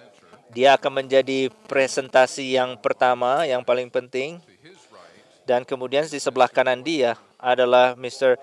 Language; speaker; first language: Indonesian; non-native, fluent; English